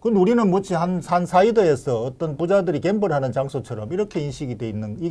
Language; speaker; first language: Korean; native; Korean